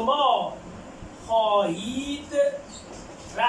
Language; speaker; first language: Persian; non-native, fluent; Urdu